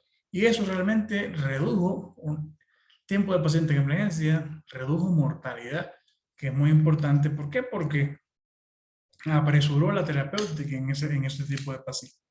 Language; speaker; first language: Spanish; native; Spanish